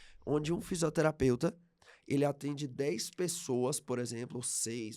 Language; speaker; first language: Portuguese; native; Portuguese